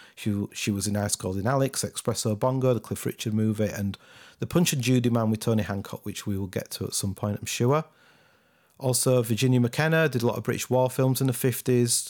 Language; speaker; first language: English; native; English